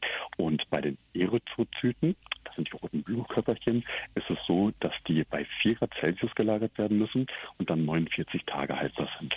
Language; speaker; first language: German; native; German